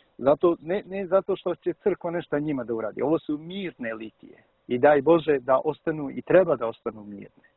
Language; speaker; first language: Serbian; early bilingual, heritage; Serbian